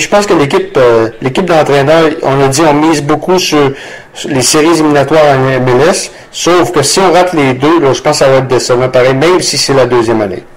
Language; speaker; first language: French; native; French